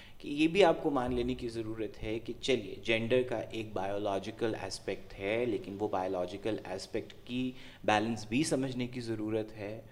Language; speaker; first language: Urdu; non-native, local second language; Punjabi